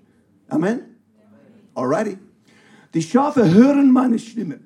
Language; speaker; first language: German; non-native, fluent; English